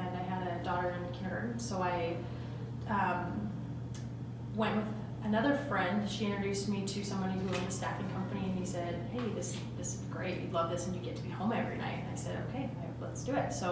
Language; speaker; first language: English; native; English